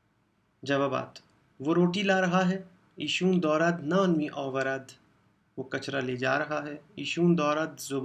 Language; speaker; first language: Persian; non-native, fluent; Urdu